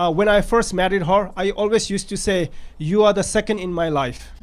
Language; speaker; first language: English; non-native, local second language; Nepali